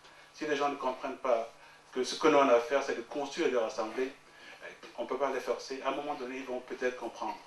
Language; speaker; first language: French; native; French